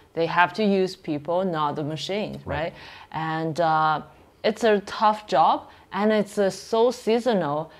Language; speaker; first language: English; non-native, fluent; Chinese